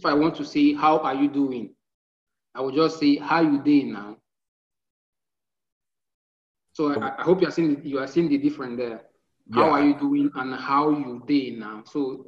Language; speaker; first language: English; non-native, local second language; Igbo